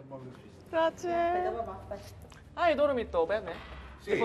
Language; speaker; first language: Italian; non-native, learner; Korean